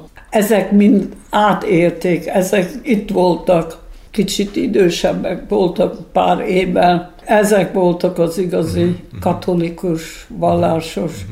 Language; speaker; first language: Hungarian; early bilingual, heritage; Hungarian